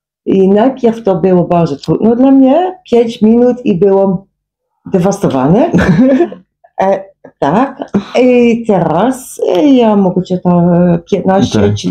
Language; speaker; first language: Polish; non-native, learner; Dutch